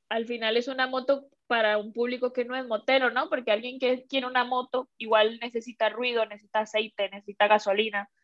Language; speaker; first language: Spanish; native; Spanish